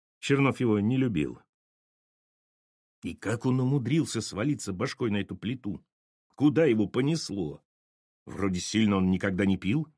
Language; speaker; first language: Russian; native; Russian